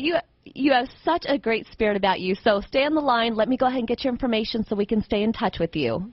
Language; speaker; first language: English; native; English